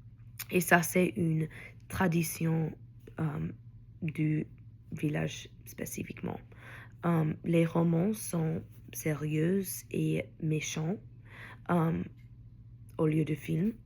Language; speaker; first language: French; non-native, learner; English